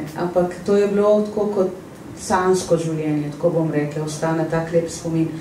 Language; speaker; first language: Slovenian; non-native, fluent; Arabic